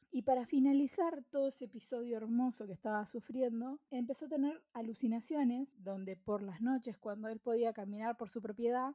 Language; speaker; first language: Spanish; native; Spanish